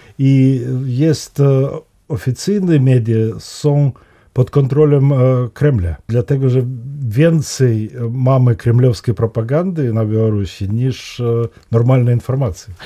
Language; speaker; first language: Polish; non-native, fluent; Russian